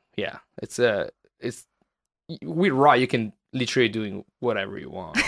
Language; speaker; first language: English; non-native, fluent; Italian